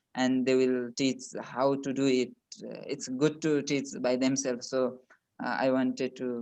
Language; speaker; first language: English; non-native, local second language; Nepali